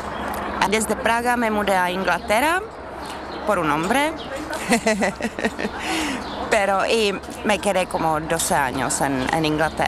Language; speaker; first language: Spanish; non-native, fluent; Czech